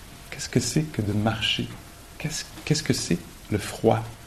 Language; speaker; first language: French; native; French